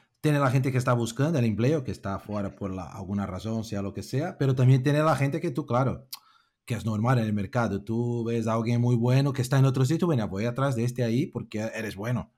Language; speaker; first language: Spanish; non-native, fluent; Portuguese